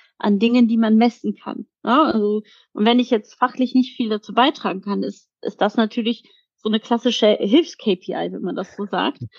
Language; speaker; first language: German; early bilingual, other home language; Polish